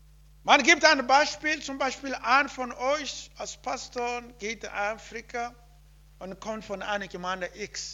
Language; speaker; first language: German; non-native, learner; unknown